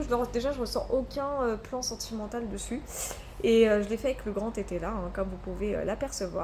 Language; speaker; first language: French; native; French